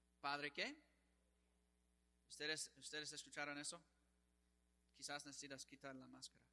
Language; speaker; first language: Spanish; non-native, fluent; English